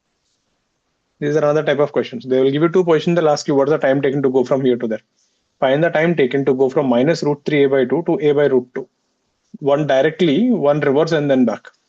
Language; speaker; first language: English; non-native, local second language; Hindi